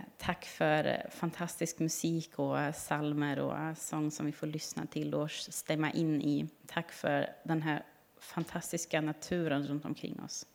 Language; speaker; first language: Swedish; non-native, fluent; German